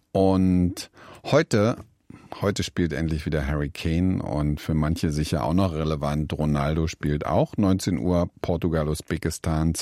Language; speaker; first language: German; native; German